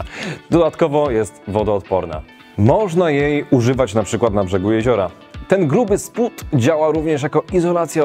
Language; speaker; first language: Polish; native; Polish